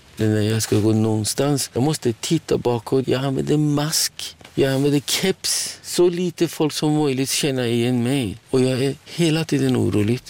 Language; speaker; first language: Swedish; non-native, fluent; Persian